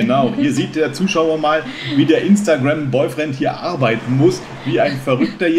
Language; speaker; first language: German; native; German